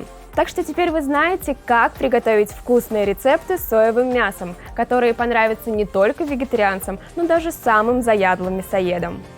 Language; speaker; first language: Russian; native; Russian